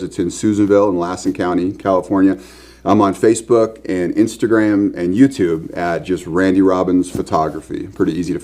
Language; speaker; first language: English; native; English